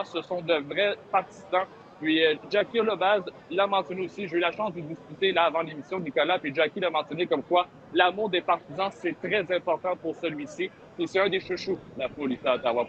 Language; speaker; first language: French; native; French